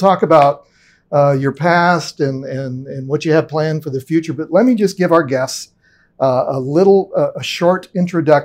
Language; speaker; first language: English; native; English